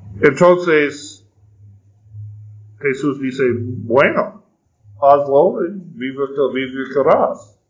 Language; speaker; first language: Spanish; non-native, fluent; English